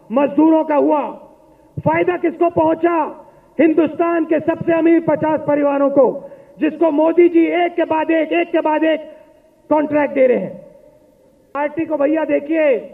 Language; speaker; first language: Hindi; native; Hindi